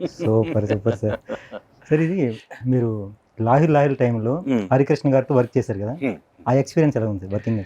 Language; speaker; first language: Telugu; native; Telugu